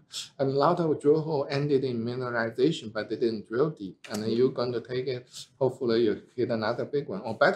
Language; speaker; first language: English; non-native, fluent; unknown